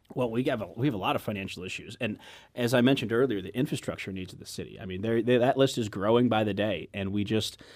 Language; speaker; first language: English; native; English